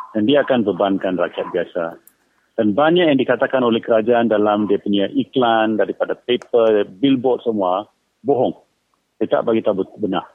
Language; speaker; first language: Malay; native; Malay